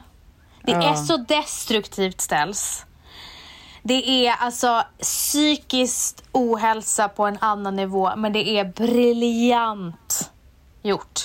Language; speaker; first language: Swedish; native; Swedish